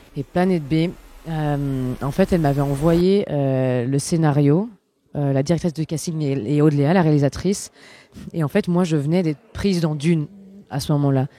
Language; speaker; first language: French; native; French